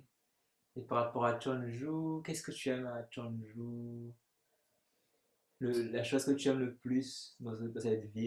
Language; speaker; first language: French; native; French